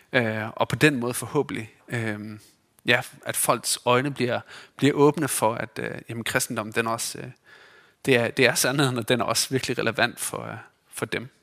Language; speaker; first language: Danish; native; Danish